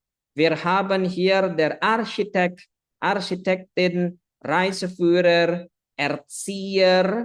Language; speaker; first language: German; non-native, fluent; Indonesian